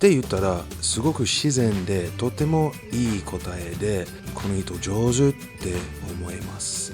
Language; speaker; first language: Japanese; non-native, fluent; English